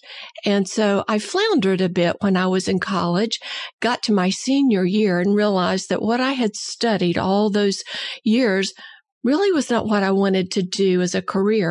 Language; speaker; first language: English; native; English